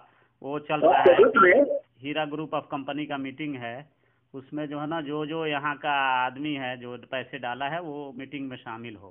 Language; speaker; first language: Hindi; native; Hindi